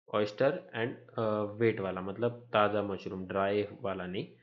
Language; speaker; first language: Hindi; non-native, local second language; Marathi